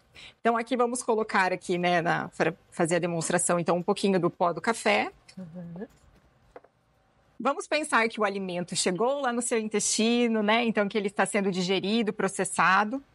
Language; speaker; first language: Portuguese; native; Portuguese